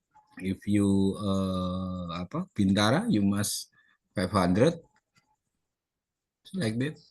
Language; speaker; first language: English; non-native, learner; Indonesian